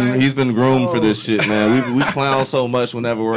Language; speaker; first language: English; native; English